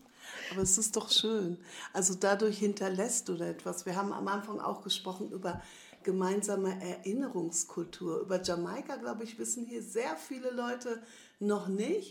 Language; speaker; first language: German; native; German